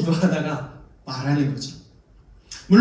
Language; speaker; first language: Korean; native; Korean